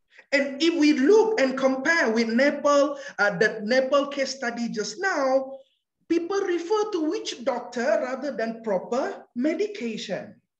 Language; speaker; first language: English; non-native, local second language; Malay